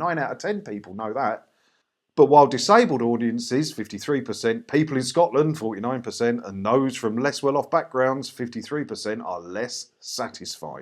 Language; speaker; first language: English; native; English